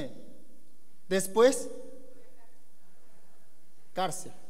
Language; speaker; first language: Spanish; non-native, learner; Korean